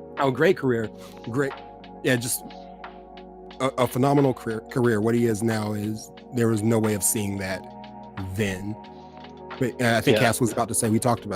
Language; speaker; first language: English; native; English